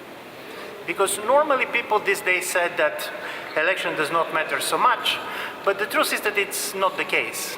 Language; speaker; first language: English; non-native, fluent; Bulgarian